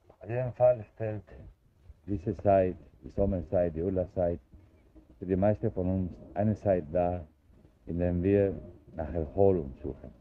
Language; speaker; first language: German; non-native, fluent; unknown